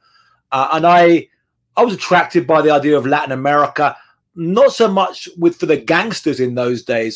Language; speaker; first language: English; native; English